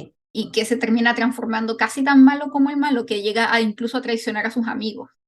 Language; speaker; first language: Spanish; native; Spanish